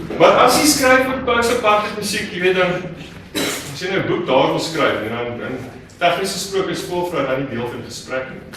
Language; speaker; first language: Afrikaans; native; Afrikaans